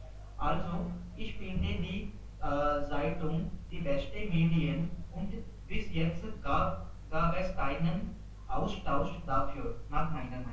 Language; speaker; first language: German; non-native, learner; Hindi